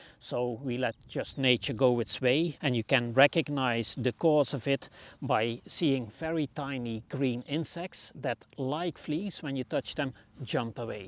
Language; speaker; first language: English; non-native, fluent; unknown